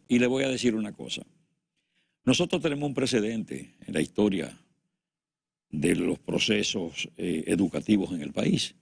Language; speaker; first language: Spanish; native; Spanish